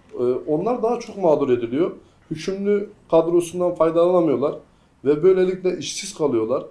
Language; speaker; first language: Turkish; native; Turkish